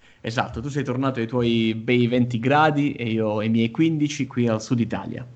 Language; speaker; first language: Italian; native; Italian